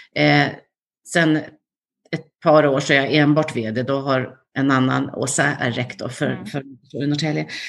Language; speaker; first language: Swedish; native; Swedish